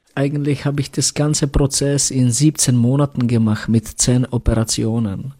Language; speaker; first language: German; non-native, fluent; Czech